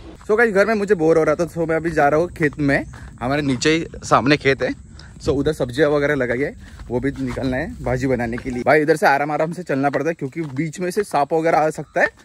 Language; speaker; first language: Hindi; non-native, local second language; Marathi